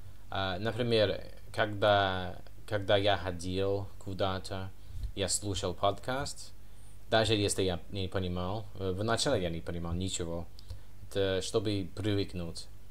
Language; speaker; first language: Russian; non-native, fluent; English